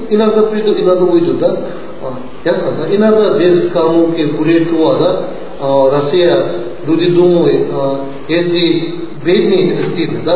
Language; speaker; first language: Russian; non-native, learner; Tibetan